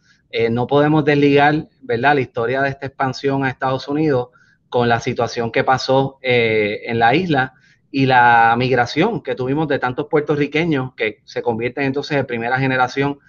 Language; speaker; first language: Spanish; native; Spanish